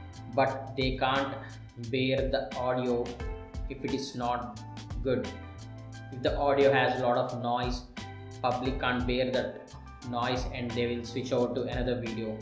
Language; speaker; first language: English; non-native, local second language; Telugu